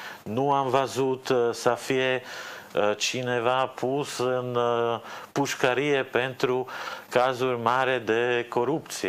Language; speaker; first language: Romanian; non-native, fluent; Slovak